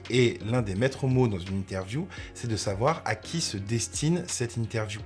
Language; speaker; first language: French; native; French